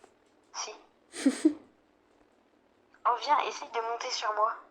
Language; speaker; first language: French; native; French